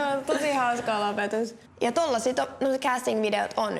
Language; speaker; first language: Finnish; native; Finnish